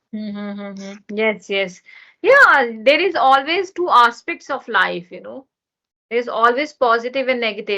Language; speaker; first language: English; non-native, learner; Hindi